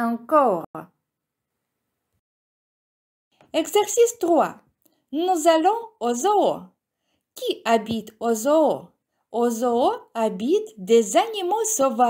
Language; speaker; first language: French; non-native, fluent; Ukrainian